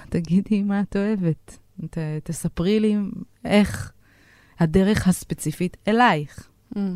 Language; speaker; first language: Hebrew; native; Hebrew